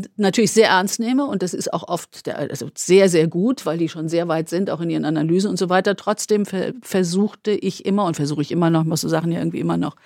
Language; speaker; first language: German; native; German